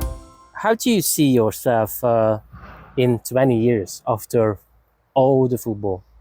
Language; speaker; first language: English; non-native, fluent; Hungarian